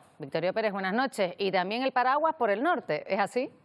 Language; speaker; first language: Spanish; native; Spanish